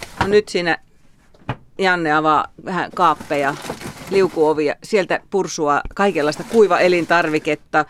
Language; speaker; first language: Finnish; native; Finnish